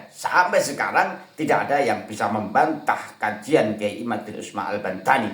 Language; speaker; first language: Indonesian; native; Indonesian